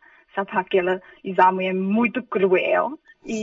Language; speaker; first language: Portuguese; non-native, fluent; Chinese